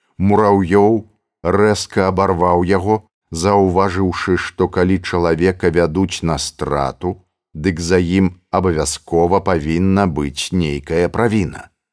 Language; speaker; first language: Belarusian; native; Belarusian